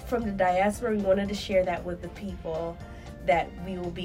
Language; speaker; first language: English; native; English